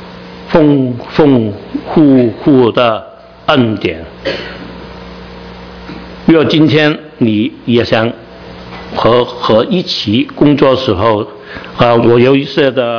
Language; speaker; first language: Chinese; non-native, learner; Cantonese